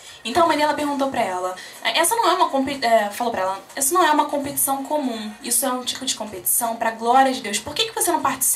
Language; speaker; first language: Portuguese; native; Portuguese